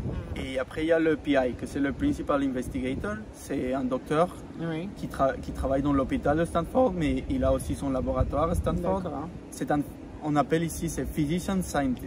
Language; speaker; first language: French; non-native, fluent; Spanish